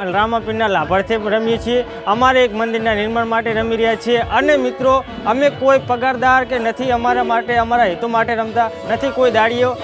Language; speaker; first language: Gujarati; native; Gujarati